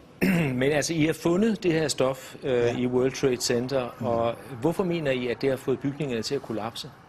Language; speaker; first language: Danish; native; Danish